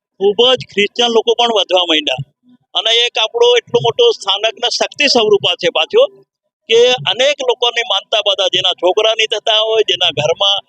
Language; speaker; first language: Gujarati; non-native, local second language; Gamit